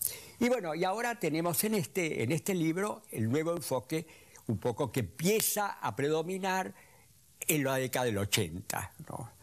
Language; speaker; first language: Spanish; native; Spanish